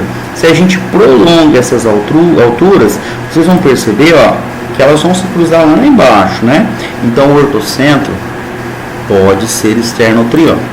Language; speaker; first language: Portuguese; native; Portuguese